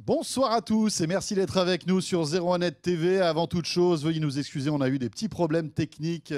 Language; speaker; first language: French; native; French